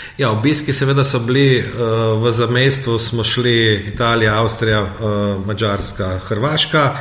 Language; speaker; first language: Slovenian; native; Slovenian